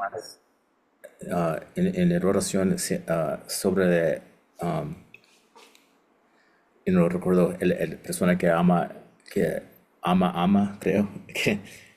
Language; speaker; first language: Spanish; non-native, learner; English